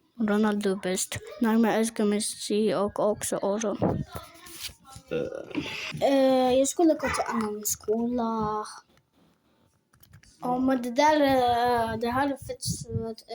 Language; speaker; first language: Swedish; non-native, local second language; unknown